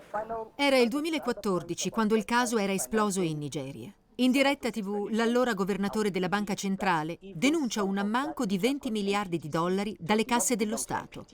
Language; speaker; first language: Italian; native; Italian